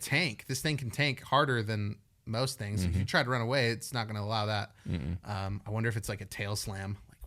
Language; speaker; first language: English; native; English